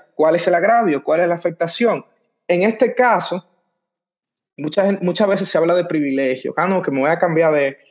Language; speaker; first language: Spanish; native; Spanish